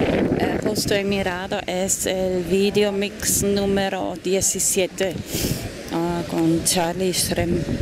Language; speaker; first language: Spanish; non-native, fluent; German